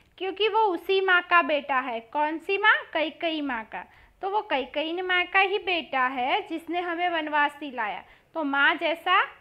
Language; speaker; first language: Hindi; non-native, local second language; Gujarati